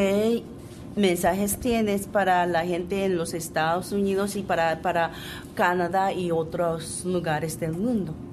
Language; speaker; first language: Spanish; non-native, fluent; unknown